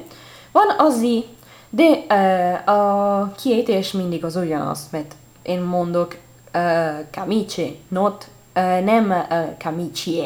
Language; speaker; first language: Hungarian; non-native, learner; Italian